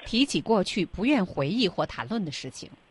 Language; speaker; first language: Chinese; native; Chinese